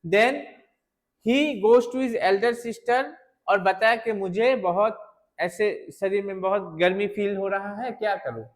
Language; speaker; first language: Hindi; non-native, local second language; Bangla